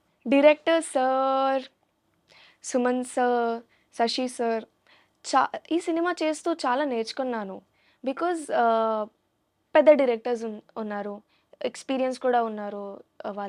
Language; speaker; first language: Telugu; non-native, local second language; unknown